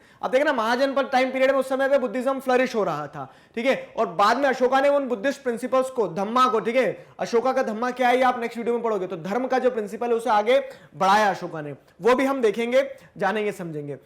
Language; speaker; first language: Hindi; native; Hindi